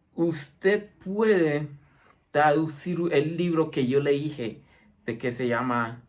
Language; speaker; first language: Spanish; early bilingual, heritage; Spanish